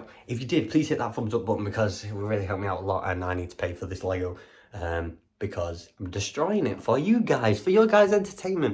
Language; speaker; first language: English; native; English